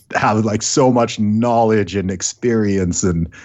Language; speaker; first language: English; early bilingual, other home language; Arabic